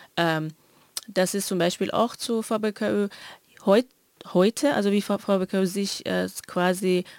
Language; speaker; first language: German; non-native, fluent; Persian